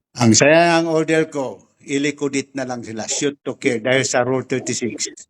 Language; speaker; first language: Filipino; non-native, local second language; Tausug